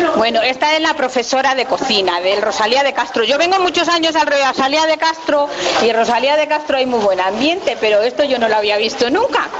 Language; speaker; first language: Spanish; native; Spanish